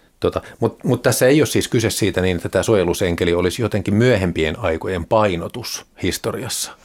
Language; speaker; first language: Finnish; native; Finnish